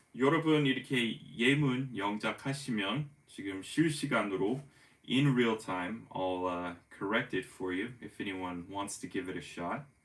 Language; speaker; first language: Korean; non-native, fluent; English